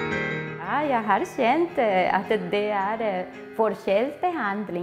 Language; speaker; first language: Norwegian; early bilingual, other home language; Spanish